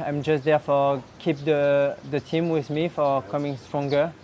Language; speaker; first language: English; non-native, learner; French